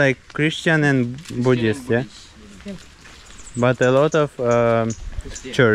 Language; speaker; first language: English; non-native, learner; Russian